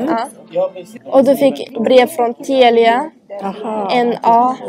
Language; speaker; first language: Swedish; non-native, learner; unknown